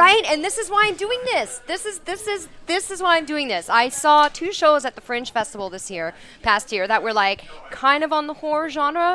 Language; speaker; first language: English; native; English